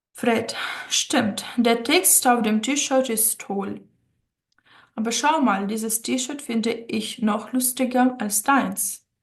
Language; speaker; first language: German; non-native, fluent; Ukrainian